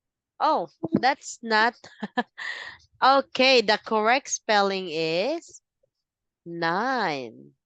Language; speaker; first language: English; non-native, fluent; Filipino